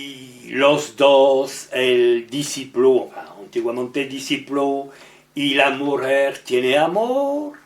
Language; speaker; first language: Spanish; non-native, learner; French